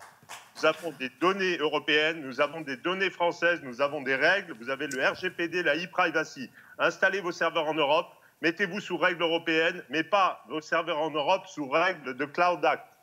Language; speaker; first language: French; native; French